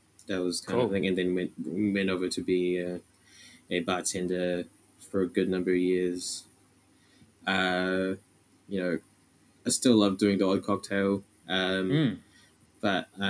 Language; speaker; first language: English; non-native, local second language; Filipino